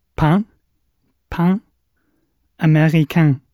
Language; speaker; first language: French; non-native, learner; English